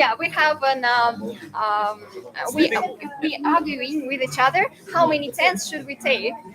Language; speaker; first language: English; non-native, fluent; Russian